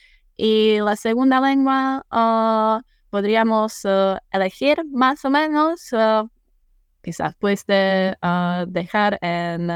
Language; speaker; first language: Spanish; non-native, fluent; Czech